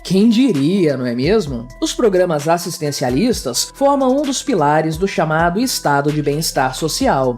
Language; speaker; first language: Portuguese; native; Portuguese